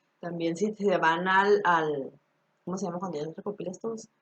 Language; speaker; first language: Spanish; native; Spanish